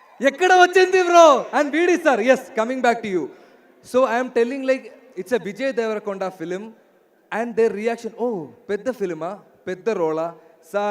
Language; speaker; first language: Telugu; non-native, learner; Malayalam